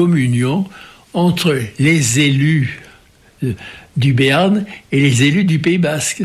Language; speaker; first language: French; native; French